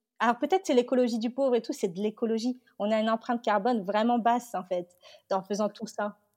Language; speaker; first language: French; early bilingual, other home language; Tamil